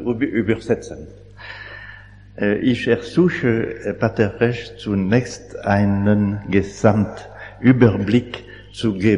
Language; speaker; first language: German; non-native, learner; French